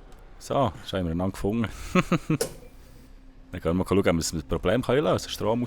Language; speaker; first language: German; native; German